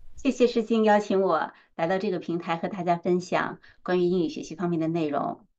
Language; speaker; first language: Chinese; native; Chinese